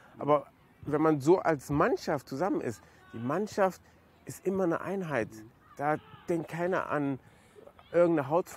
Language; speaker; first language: German; native; German